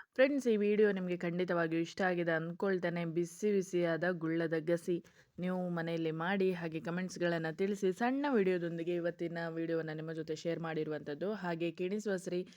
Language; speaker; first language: Kannada; non-native, local second language; Konkani